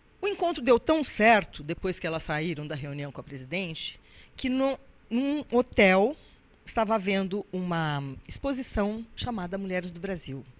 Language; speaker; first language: Portuguese; native; Portuguese